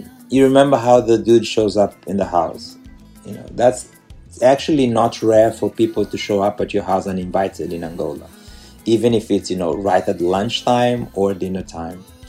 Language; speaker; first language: English; non-native, fluent; Portuguese